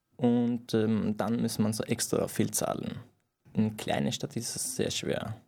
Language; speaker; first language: German; non-native, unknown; Persian